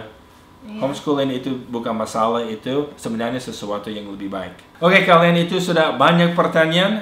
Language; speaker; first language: Indonesian; non-native, fluent; English